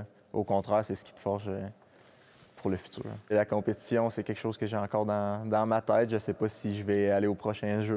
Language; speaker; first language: French; native; French